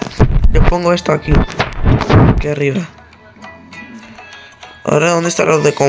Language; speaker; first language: Spanish; native; Spanish